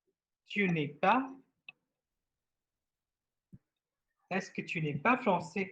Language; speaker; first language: French; non-native, fluent; Hindi